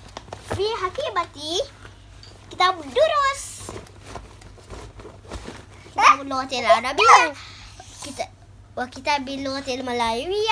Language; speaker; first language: Arabic; non-native, learner; Malay